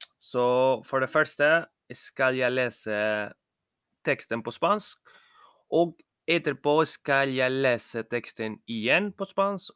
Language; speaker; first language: Norwegian; non-native, fluent; Spanish